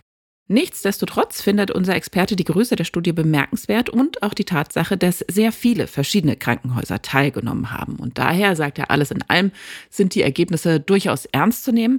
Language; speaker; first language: German; native; German